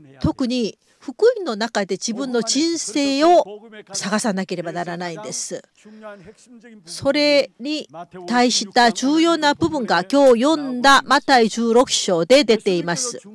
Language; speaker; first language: Japanese; non-native, fluent; Korean